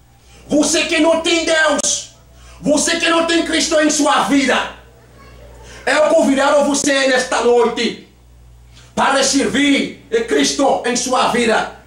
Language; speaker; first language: Portuguese; non-native, learner; Haitian Creole